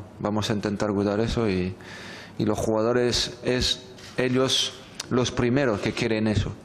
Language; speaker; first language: Spanish; non-native, fluent; French